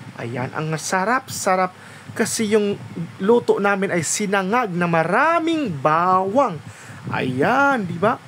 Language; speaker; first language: Filipino; non-native, local second language; Waray